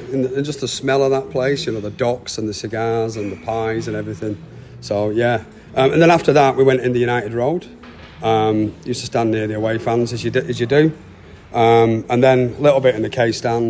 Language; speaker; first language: English; native; English